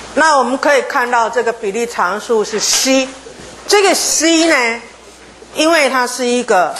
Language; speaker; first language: Chinese; native; Chinese